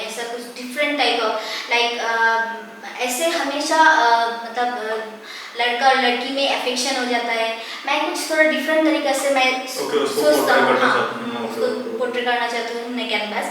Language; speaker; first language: Hindi; non-native, local second language; Bangla